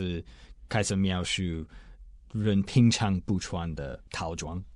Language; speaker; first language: Chinese; non-native, fluent; English